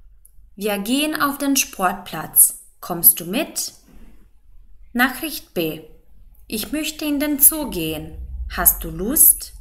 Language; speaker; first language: German; non-native, fluent; Macedonian